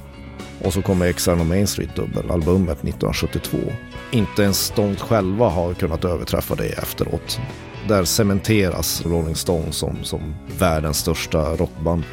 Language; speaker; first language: Swedish; native; Swedish